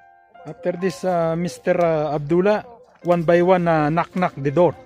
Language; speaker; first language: English; non-native, learner; Filipino